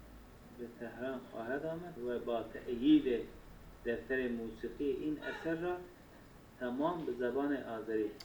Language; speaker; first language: Persian; non-native, learner; Turkish